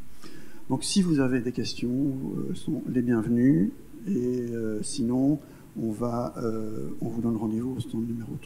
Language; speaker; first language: French; native; French